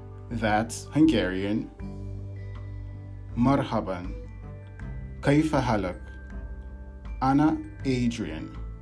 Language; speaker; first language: English; native; English